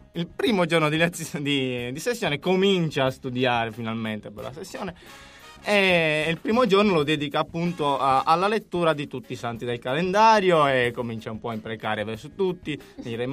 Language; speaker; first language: Italian; native; Italian